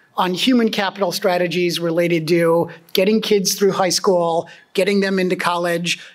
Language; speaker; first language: English; native; English